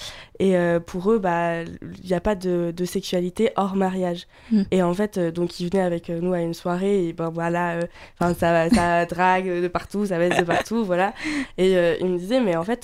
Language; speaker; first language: French; native; French